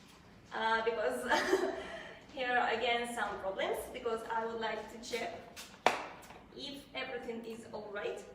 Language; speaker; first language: English; non-native, fluent; Russian